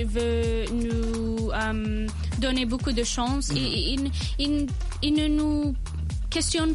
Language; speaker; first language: French; non-native, local second language; Arabic